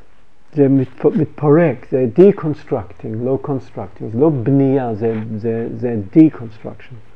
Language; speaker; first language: Hebrew; non-native, fluent; English